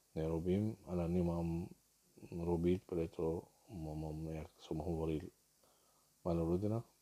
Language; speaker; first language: Slovak; non-native, learner; Arabic